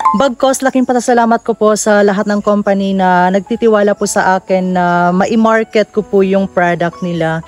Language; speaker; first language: Filipino; non-native, local second language; Waray